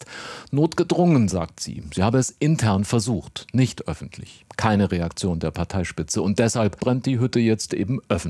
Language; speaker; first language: German; native; German